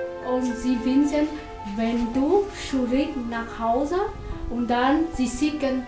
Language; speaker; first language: German; non-native, learner; Korean